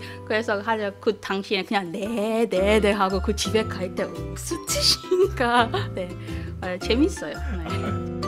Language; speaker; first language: Korean; non-native, fluent; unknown